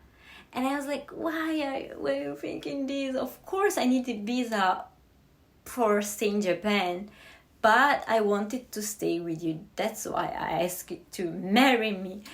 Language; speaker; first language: English; non-native, fluent; Italian